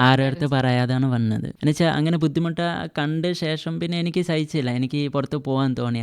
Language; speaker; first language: Malayalam; non-native, fluent; Assamese